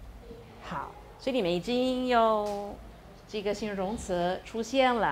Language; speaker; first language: Chinese; non-native, fluent; Italian